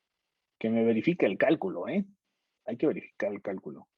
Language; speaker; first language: Spanish; native; Spanish